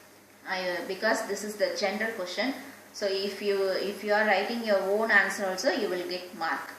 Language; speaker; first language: English; non-native, local second language; Tamil